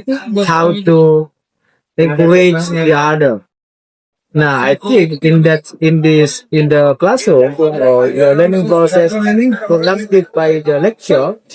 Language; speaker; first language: English; non-native, fluent; Indonesian